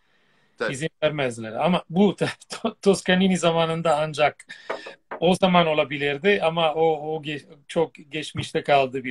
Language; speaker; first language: Turkish; non-native, fluent; Italian